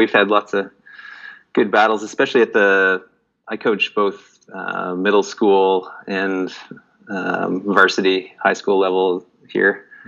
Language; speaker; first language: English; native; English